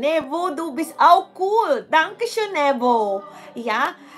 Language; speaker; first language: German; non-native, learner; Filipino